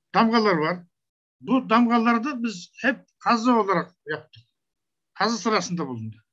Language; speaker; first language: Turkish; non-native, learner; Kazakh